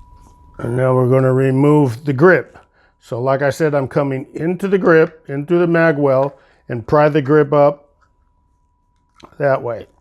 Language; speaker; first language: English; native; English